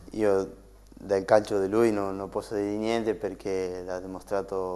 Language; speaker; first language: Italian; non-native, learner; Spanish